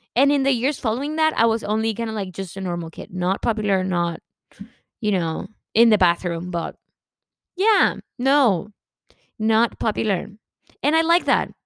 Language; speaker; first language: English; early bilingual, other home language; Spanish